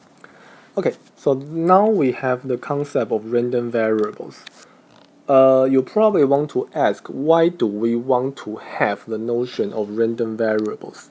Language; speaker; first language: English; non-native, fluent; Chinese